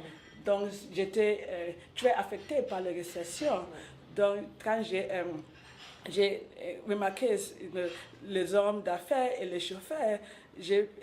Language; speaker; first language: French; non-native, local second language; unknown